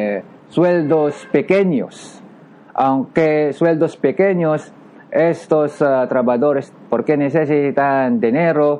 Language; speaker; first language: Spanish; non-native, learner; Japanese